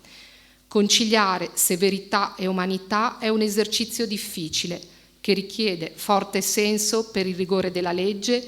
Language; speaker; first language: Italian; native; Italian